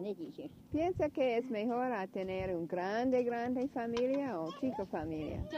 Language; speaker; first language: Spanish; non-native, learner; English